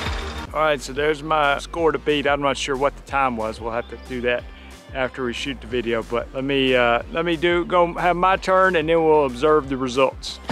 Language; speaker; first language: English; native; English